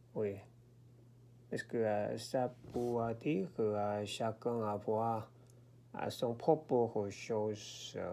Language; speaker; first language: French; non-native, learner; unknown